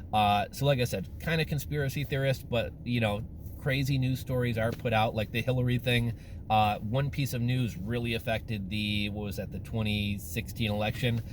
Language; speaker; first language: English; native; English